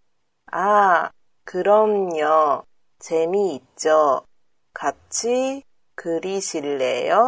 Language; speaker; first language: Korean; non-native, learner; Japanese